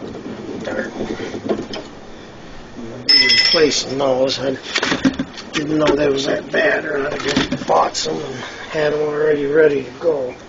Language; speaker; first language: English; native; English